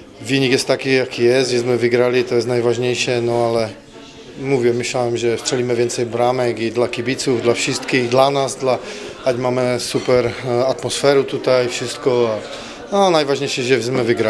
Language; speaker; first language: Polish; non-native, learner; Czech